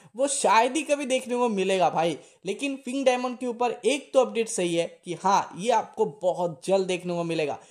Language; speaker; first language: Hindi; non-native, local second language; Assamese